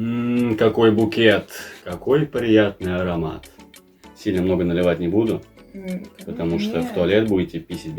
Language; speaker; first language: Russian; native; Russian